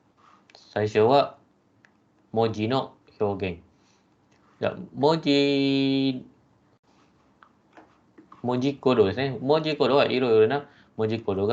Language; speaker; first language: Japanese; non-native, fluent; Malay